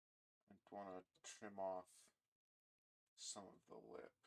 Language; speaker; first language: English; native; English